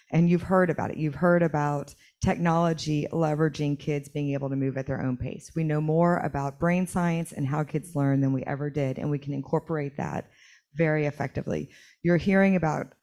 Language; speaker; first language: English; native; English